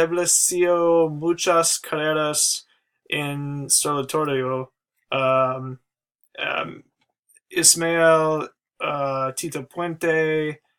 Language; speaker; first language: Spanish; non-native, learner; English